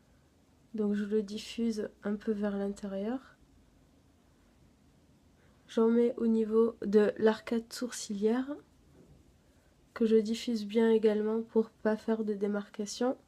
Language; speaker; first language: French; native; French